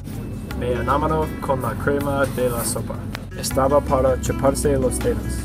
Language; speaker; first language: Spanish; non-native, learner; English